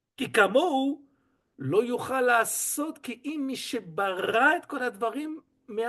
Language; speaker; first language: Hebrew; non-native, fluent; French